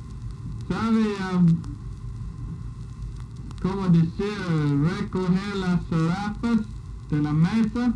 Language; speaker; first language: Spanish; non-native, fluent; English